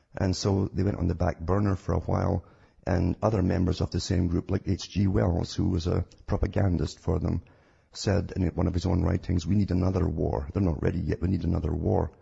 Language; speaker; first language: English; native; English